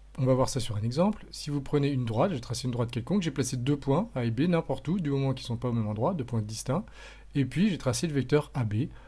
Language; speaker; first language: French; native; French